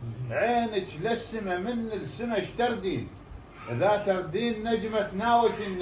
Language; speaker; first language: Arabic; native; Arabic